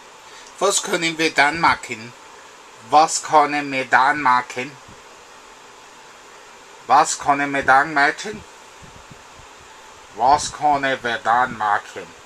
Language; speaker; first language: German; non-native, learner; English